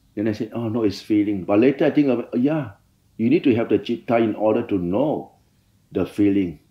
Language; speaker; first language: English; non-native, fluent; Thai